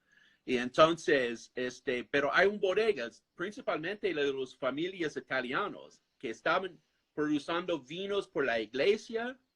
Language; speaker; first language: Spanish; non-native, fluent; English